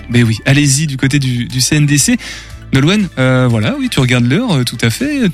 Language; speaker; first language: French; native; French